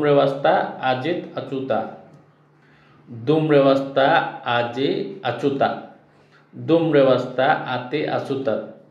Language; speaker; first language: Romanian; non-native, learner; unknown